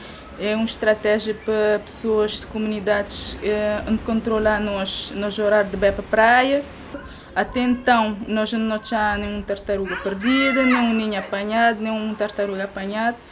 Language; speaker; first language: Portuguese; non-native, local second language; Kabuverdianu